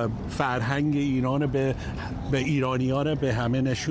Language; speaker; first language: Persian; early bilingual, heritage; English